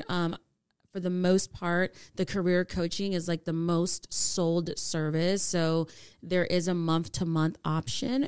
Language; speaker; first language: English; native; English